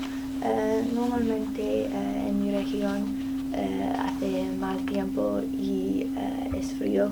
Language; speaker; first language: Spanish; non-native, learner; English